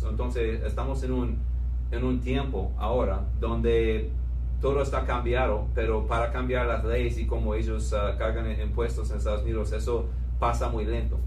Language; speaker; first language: Spanish; non-native, fluent; English